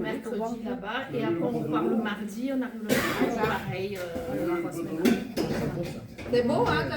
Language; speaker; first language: French; early bilingual, other home language; Vietnamese